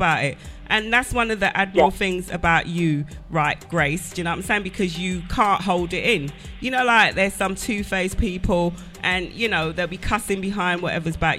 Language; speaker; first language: English; native; English